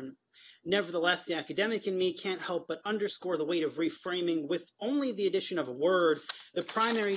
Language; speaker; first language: English; native; English